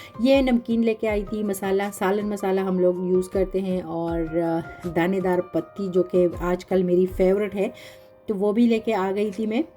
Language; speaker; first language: Urdu; non-native, local second language; Pashto